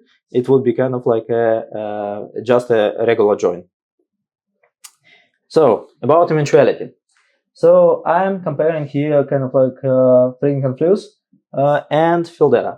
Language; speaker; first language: English; non-native, fluent; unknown